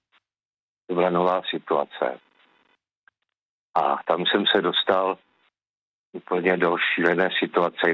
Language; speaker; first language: Czech; native; Czech